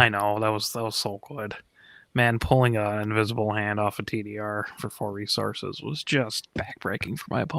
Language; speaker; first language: English; native; English